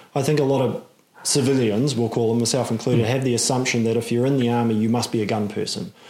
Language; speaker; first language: English; native; English